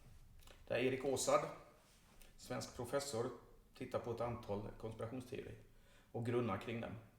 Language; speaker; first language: Swedish; native; Swedish